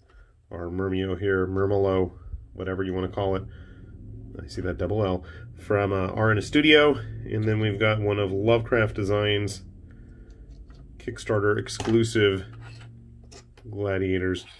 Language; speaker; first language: English; native; English